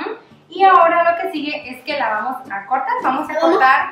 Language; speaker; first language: Spanish; native; Spanish